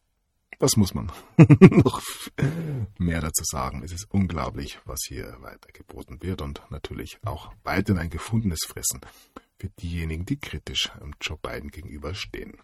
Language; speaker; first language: German; native; German